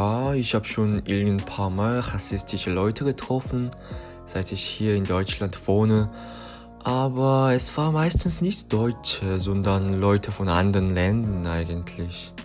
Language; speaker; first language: German; non-native, fluent; Korean